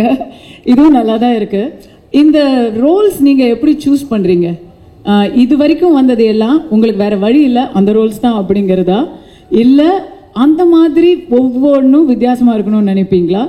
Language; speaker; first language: Tamil; native; Tamil